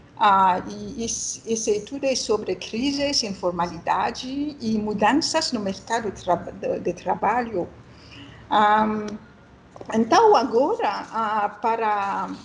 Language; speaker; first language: Portuguese; non-native, learner; French